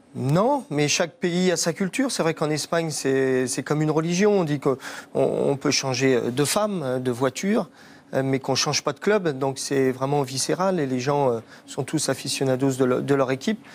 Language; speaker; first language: French; native; French